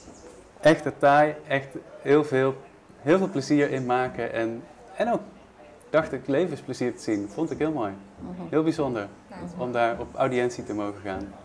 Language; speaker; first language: Dutch; native; Dutch